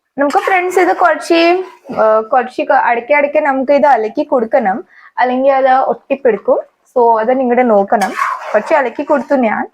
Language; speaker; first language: Malayalam; non-native, learner; Hindi